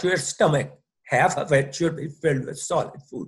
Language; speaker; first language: English; non-native, local second language; Punjabi